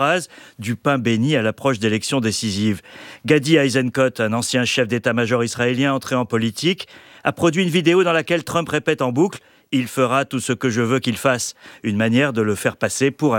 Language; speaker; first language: French; native; French